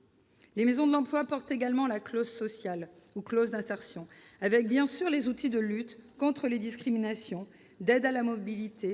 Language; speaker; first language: French; native; French